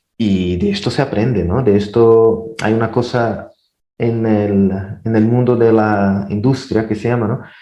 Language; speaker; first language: Spanish; non-native, fluent; Portuguese